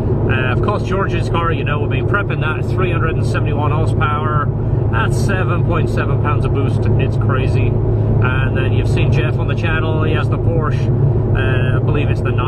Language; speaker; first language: English; native; English